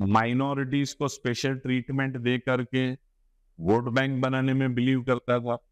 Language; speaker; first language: Hindi; non-native, local second language; Gujarati